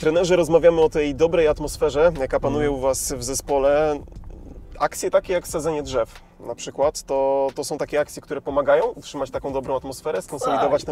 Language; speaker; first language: Polish; native; Polish